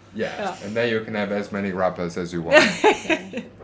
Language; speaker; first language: English; non-native, fluent; Italian